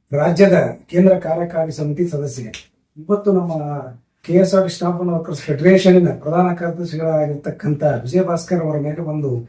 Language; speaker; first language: Kannada; native; Kannada